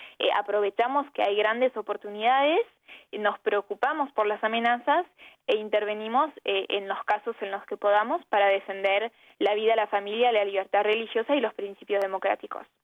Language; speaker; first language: Spanish; early bilingual, heritage; Spanish